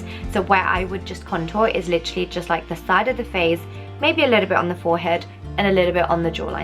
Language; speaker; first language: English; native; English